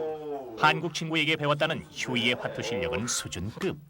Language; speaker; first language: Korean; native; Korean